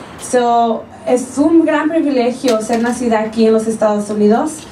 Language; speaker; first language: Spanish; early bilingual, heritage; Spanish